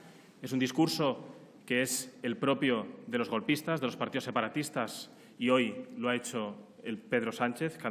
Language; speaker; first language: Spanish; native; Spanish